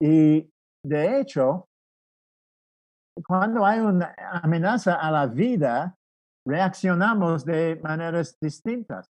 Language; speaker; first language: Spanish; non-native, fluent; English